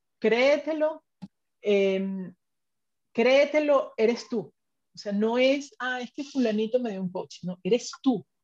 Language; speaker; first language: Spanish; native; Spanish